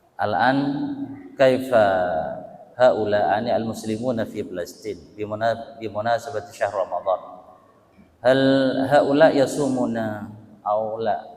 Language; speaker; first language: Arabic; non-native, fluent; Madurese